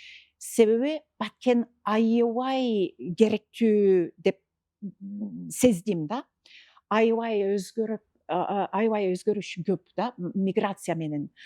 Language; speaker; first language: Kyrgyz; non-native, fluent; English